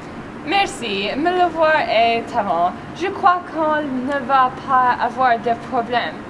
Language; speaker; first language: French; non-native, learner; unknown